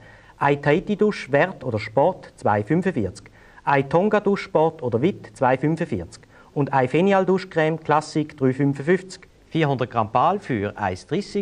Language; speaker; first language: German; native; German